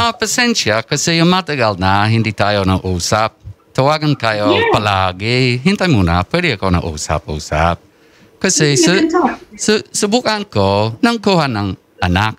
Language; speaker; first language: Filipino; non-native, learner; English